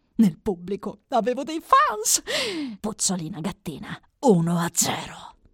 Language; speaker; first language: Italian; native; Italian